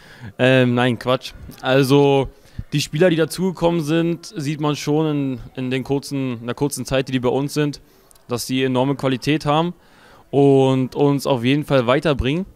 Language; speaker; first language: German; native; German